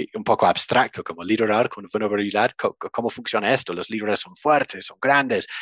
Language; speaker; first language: Spanish; non-native, fluent; English